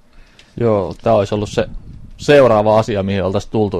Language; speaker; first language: Finnish; native; Finnish